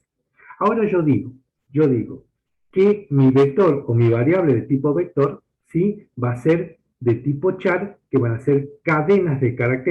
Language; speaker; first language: Spanish; native; Spanish